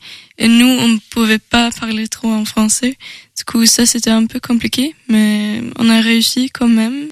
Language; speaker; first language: French; non-native, learner; Swedish